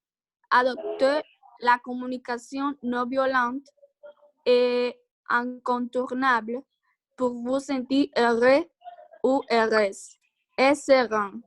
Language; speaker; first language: French; non-native, learner; Spanish